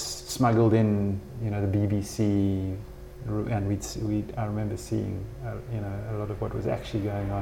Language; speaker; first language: English; native; English